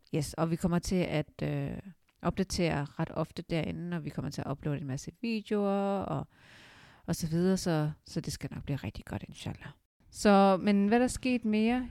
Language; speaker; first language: Danish; native; Danish